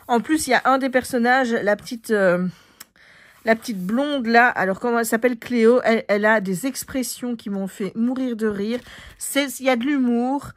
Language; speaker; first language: French; native; French